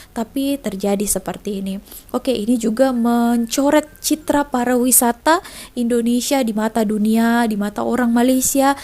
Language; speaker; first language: Indonesian; native; Indonesian